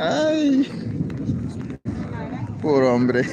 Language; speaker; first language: Spanish; non-native, learner; English